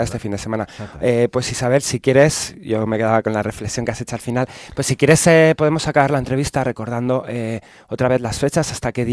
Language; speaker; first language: Spanish; native; Spanish